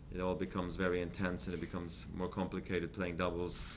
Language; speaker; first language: English; non-native, fluent; Swiss German